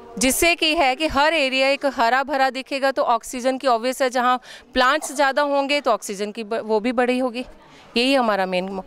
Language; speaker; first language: Hindi; native; Hindi